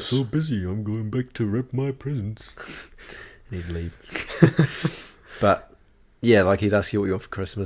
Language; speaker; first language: English; native; English